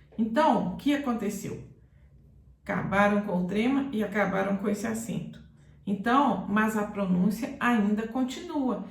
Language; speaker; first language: Portuguese; native; Portuguese